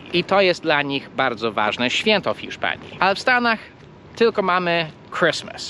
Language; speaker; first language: Polish; early bilingual, heritage; English